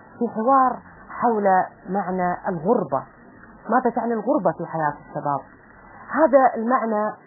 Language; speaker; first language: Arabic; native; Arabic